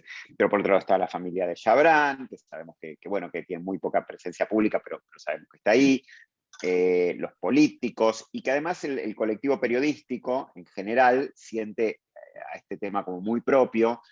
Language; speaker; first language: Spanish; native; Spanish